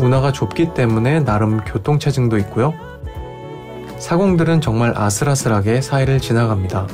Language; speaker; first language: Korean; native; Korean